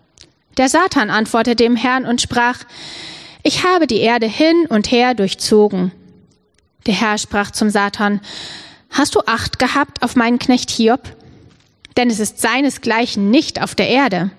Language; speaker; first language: German; native; German